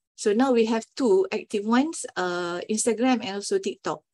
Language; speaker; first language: English; non-native, local second language; Malay